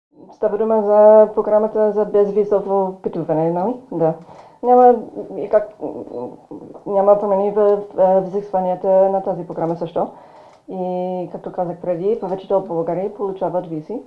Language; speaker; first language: Bulgarian; non-native, fluent; English